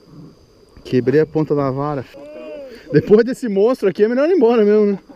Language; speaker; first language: Portuguese; native; Portuguese